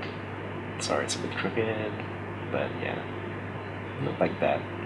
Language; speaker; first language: English; native; English